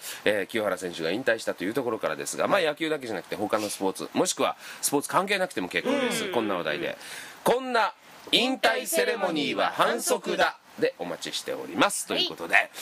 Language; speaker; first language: Japanese; native; Japanese